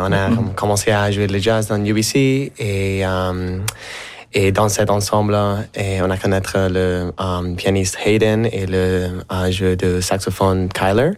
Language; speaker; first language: French; non-native, fluent; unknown